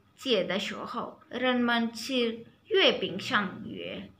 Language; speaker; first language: Chinese; non-native, learner; Urdu